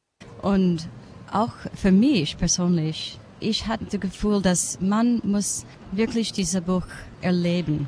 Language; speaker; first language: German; non-native, fluent; English